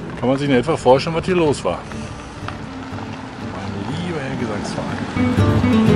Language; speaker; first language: German; native; German